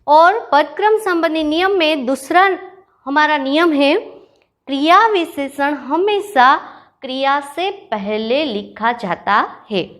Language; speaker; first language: Hindi; non-native, local second language; Gujarati